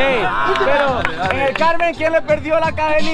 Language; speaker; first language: Spanish; native; Spanish